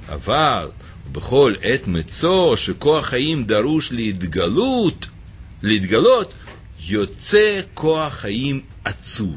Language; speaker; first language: Hebrew; native; Hebrew